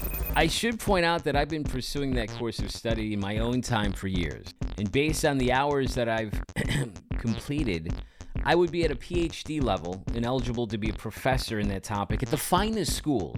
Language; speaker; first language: English; native; English